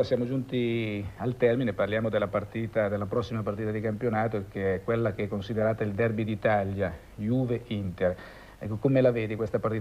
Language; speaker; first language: Italian; native; Italian